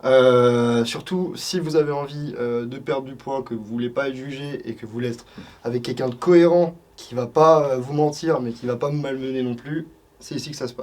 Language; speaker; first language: French; native; French